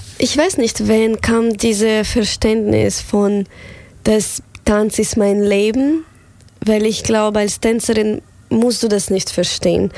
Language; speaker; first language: German; non-native, fluent; Russian